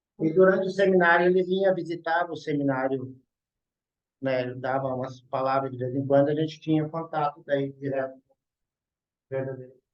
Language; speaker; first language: Portuguese; native; Portuguese